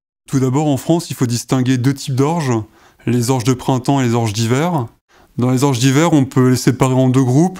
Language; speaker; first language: French; native; French